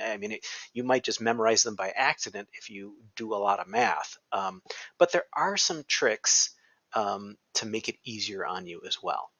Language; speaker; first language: English; native; English